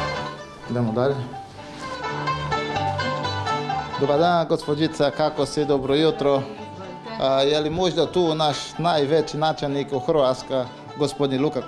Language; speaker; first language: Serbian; non-native, learner; Portuguese